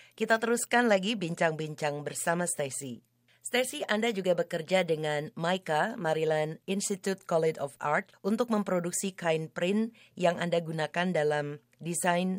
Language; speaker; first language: Indonesian; native; Indonesian